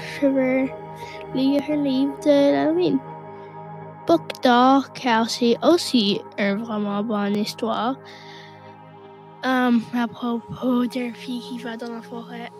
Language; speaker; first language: French; non-native, learner; English